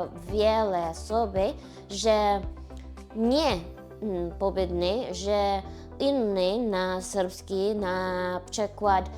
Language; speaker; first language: Polish; non-native, learner; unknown